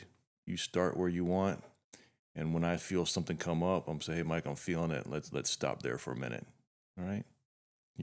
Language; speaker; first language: English; native; English